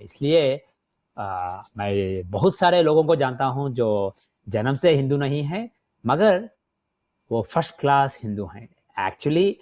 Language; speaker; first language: Hindi; non-native, local second language; Telugu